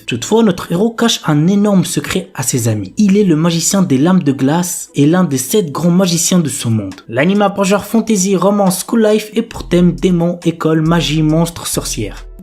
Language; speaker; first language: French; native; French